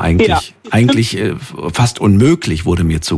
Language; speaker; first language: German; native; German